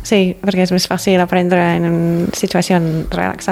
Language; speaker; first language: Catalan; non-native, fluent; English